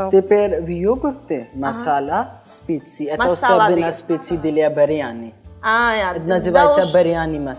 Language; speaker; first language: Russian; non-native, learner; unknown